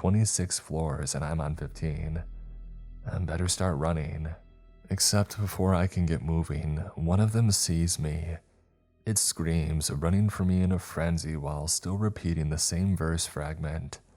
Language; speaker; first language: English; native; English